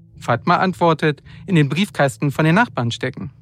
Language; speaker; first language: German; native; German